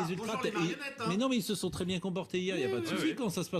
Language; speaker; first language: French; native; French